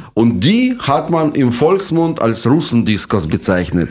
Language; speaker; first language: German; non-native, fluent; Russian